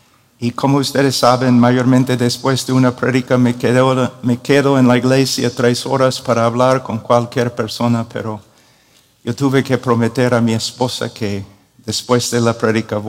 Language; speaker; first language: Spanish; non-native, fluent; English